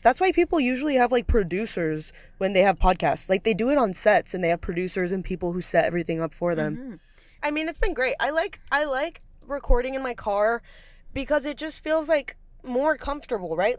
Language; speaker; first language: English; early bilingual, other home language; Spanish